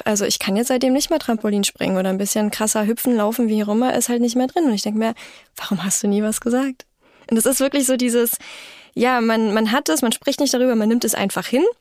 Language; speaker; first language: German; native; German